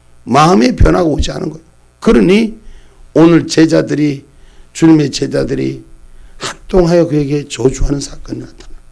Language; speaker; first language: Korean; native; Korean